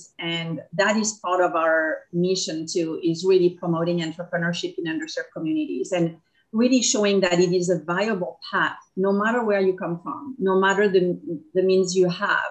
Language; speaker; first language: English; non-native, fluent; French